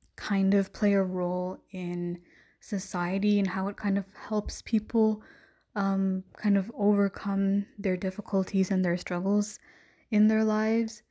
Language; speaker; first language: English; native; English